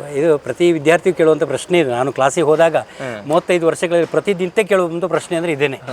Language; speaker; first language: Kannada; native; Kannada